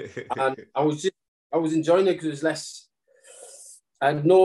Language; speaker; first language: English; native; English